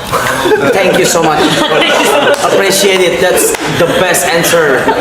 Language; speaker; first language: English; non-native, fluent; Indonesian